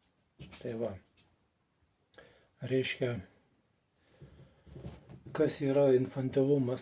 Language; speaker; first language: Lithuanian; native; Lithuanian